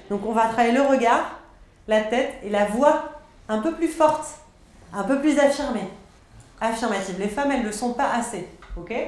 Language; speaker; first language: French; native; French